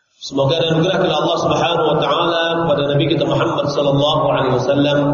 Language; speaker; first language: Indonesian; non-native, local second language; Minangkabau